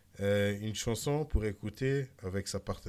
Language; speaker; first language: French; native; French